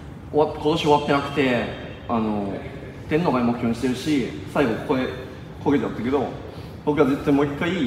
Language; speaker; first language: Japanese; native; Japanese